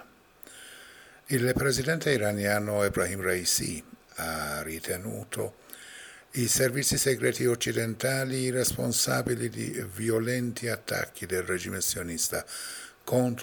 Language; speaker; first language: Italian; non-native, fluent; Persian